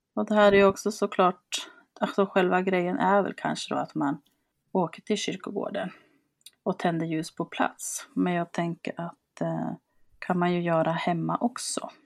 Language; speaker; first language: Swedish; early bilingual, other home language; Spanish